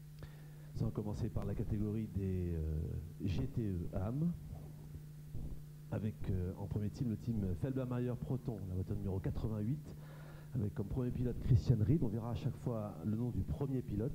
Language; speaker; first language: French; native; French